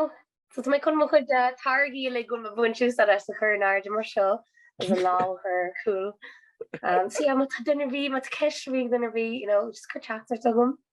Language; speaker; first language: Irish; non-native, local second language; English